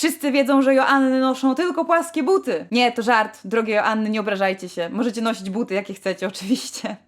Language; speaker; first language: Polish; native; Polish